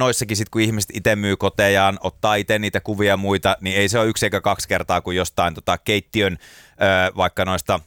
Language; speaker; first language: Finnish; native; Finnish